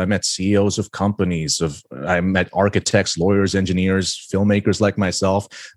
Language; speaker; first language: English; non-native, local second language; Filipino